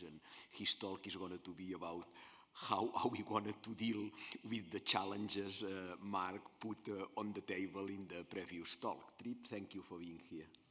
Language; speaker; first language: English; non-native, fluent; Spanish